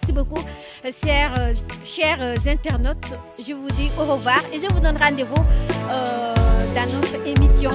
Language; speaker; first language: French; non-native, local second language; Wolof